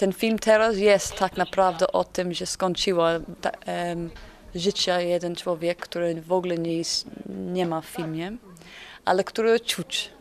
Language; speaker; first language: Polish; non-native, fluent; English